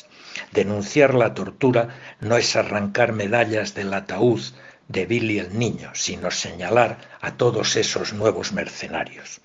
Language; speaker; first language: Spanish; native; Spanish